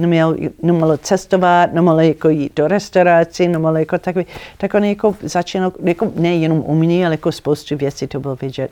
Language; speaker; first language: Czech; non-native, learner; English